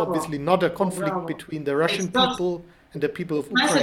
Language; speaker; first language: English; non-native, fluent; German